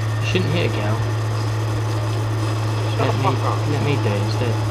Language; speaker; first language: English; native; English